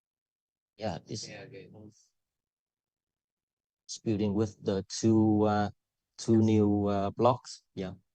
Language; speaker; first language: English; non-native, local second language; Vietnamese